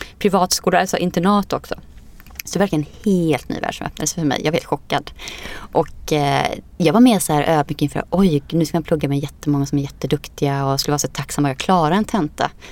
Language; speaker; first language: Swedish; early bilingual, other home language; Icelandic